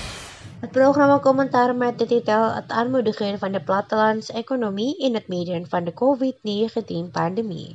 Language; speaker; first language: Dutch; non-native, learner; Indonesian